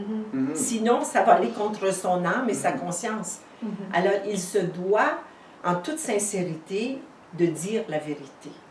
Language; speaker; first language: French; native; French